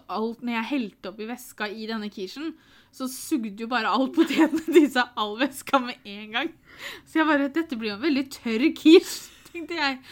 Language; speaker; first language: Norwegian; native; Norwegian